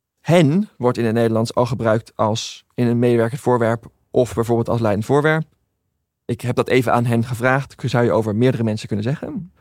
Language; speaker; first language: Dutch; native; Dutch